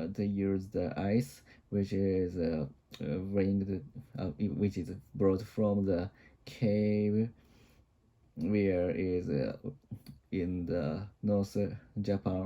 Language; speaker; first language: English; non-native, learner; Japanese